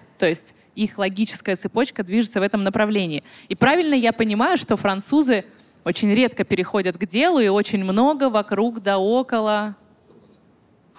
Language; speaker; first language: Russian; native; Russian